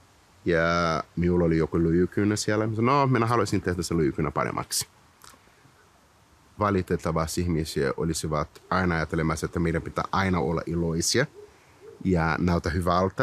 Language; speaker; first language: Finnish; non-native, fluent; Portuguese